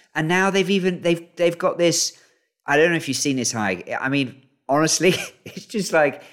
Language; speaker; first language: English; native; English